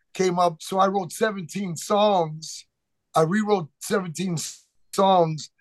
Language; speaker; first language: English; native; English